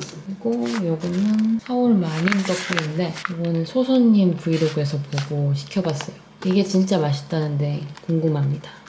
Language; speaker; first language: Korean; native; Korean